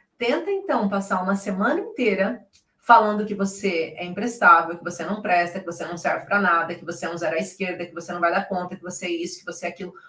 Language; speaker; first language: Portuguese; native; Portuguese